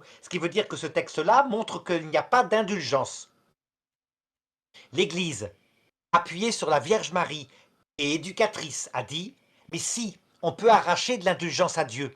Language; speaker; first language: French; native; French